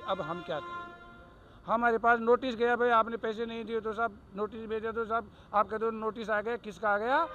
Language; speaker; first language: Hindi; native; Hindi